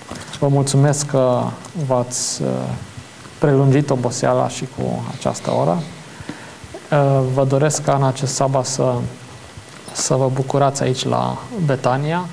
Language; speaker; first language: Romanian; native; Romanian